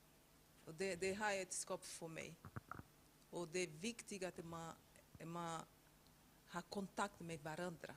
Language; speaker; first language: Swedish; non-native, fluent; Portuguese